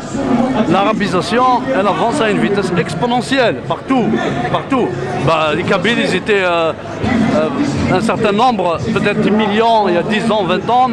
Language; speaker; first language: French; non-native, local second language; Kabyle